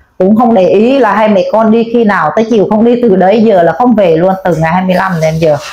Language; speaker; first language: Vietnamese; non-native, local second language; Eastern Cham